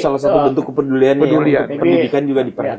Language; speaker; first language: Indonesian; native; Indonesian